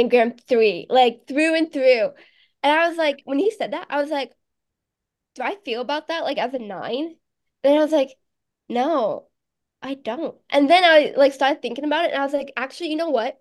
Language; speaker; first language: English; early bilingual, other home language; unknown